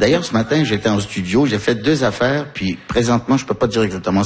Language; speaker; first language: French; early bilingual, heritage; French